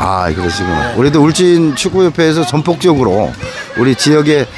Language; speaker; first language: Korean; native; Korean